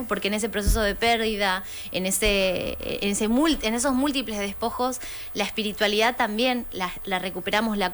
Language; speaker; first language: Spanish; native; Spanish